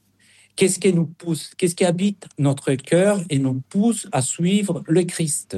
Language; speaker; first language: French; non-native, fluent; Spanish